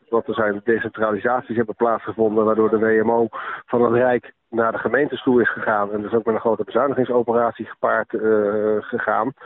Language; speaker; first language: Dutch; native; Dutch